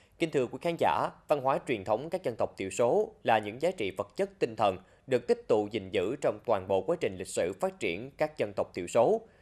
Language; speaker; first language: Vietnamese; native; Vietnamese